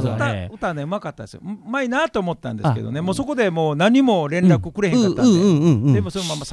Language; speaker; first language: Japanese; native; Japanese